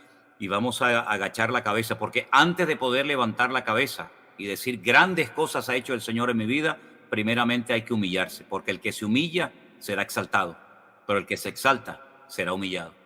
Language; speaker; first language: Spanish; native; Spanish